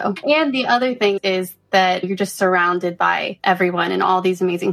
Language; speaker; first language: English; native; English